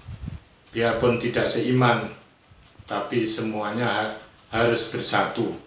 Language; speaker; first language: Indonesian; non-native, local second language; Javanese